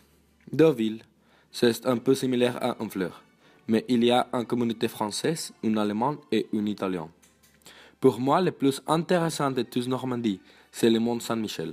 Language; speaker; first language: French; non-native, learner; Spanish